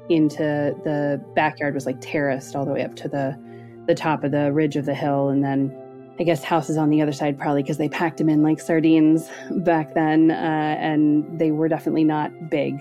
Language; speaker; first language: English; native; English